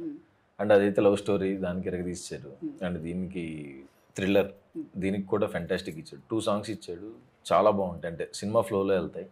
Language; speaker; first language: Telugu; native; Telugu